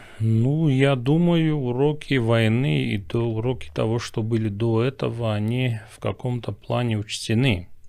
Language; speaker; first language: Russian; non-native, local second language; Armenian